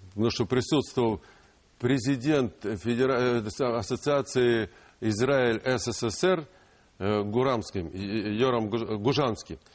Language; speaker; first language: Russian; non-native, local second language; Ukrainian